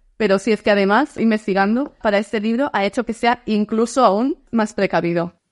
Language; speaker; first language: Spanish; non-native, fluent; Dutch